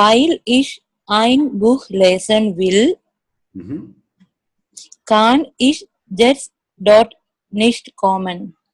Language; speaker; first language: German; non-native, learner; Malayalam